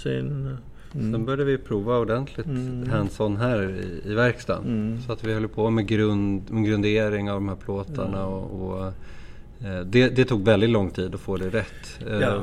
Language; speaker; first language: Swedish; native; Swedish